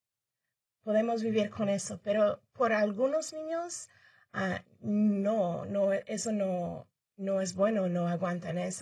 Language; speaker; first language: Spanish; early bilingual, heritage; Spanish